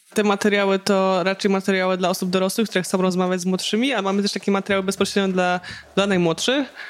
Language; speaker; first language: Polish; native; Polish